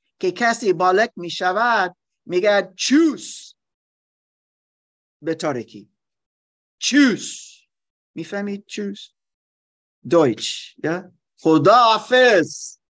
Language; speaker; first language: Persian; non-native, learner; German